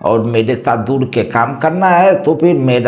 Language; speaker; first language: Hindi; native; Hindi